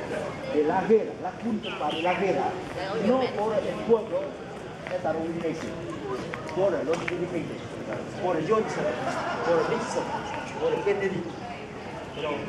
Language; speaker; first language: Spanish; non-native, learner; Vietnamese